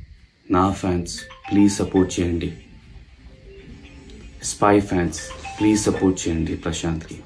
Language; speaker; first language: Telugu; non-native, local second language; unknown